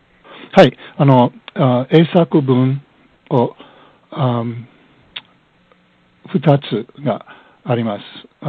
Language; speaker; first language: Japanese; non-native, learner; English